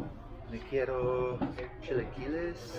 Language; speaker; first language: Spanish; non-native, learner; English